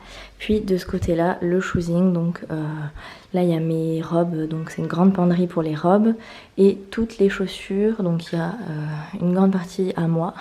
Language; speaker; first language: French; native; French